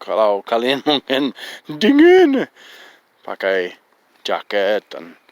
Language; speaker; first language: Indonesian; non-native, fluent; English